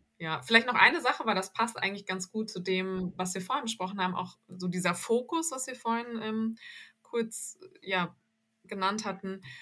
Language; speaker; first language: German; native; German